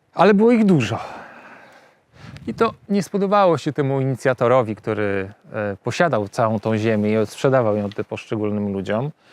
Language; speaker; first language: Polish; native; Polish